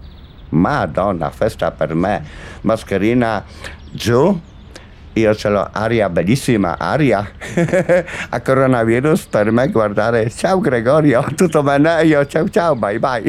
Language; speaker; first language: Italian; non-native, learner; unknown